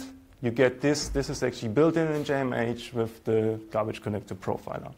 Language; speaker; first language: English; non-native, fluent; German